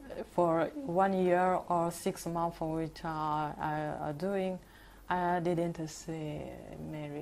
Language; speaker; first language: English; non-native, learner; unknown